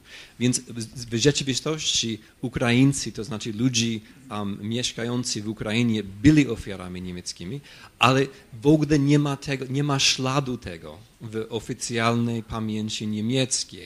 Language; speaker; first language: Polish; non-native, fluent; English